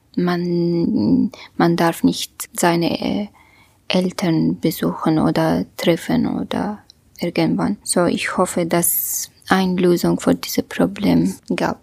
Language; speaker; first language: German; non-native, learner; Kurdish